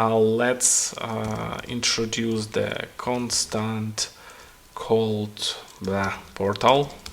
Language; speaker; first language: English; non-native, fluent; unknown